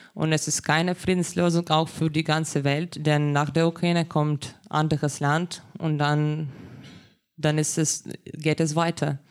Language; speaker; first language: German; non-native, fluent; Ukrainian